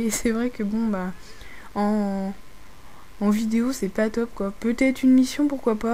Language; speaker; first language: French; native; French